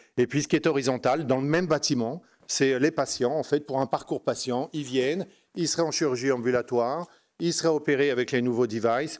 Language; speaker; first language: French; native; French